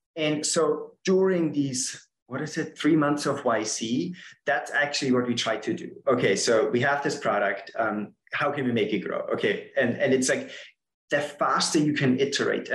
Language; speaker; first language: English; non-native, fluent; German